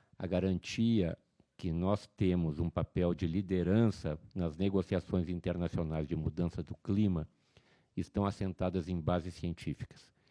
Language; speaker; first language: Portuguese; native; Portuguese